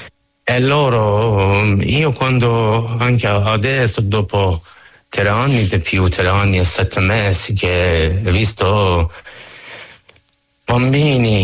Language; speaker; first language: Italian; non-native, learner; Persian